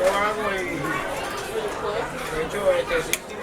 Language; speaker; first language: Spanish; early bilingual, heritage; English